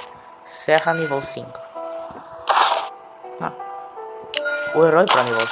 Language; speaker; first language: Portuguese; non-native, learner; Spanish